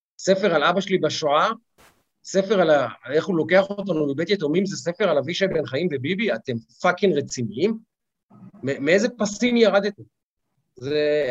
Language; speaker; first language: Hebrew; native; Hebrew